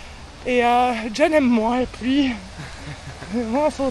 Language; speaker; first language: French; native; French